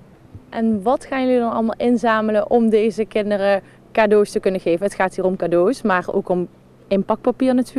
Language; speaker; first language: Dutch; native; Dutch